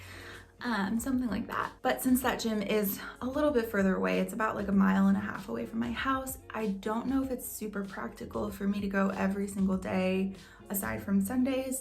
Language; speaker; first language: English; native; English